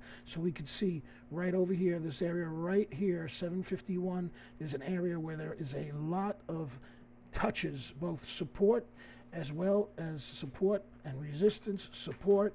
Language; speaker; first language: English; native; English